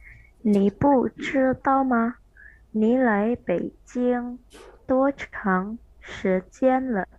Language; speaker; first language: Chinese; non-native, learner; Indonesian